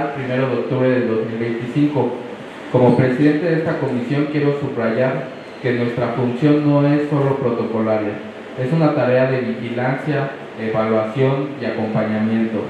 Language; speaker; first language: Spanish; native; Spanish